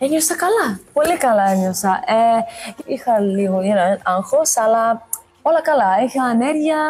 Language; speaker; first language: Greek; early bilingual, heritage; English